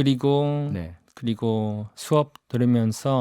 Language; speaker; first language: Korean; non-native, fluent; English